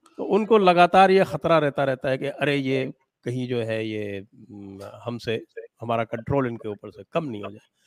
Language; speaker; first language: Hindi; native; Hindi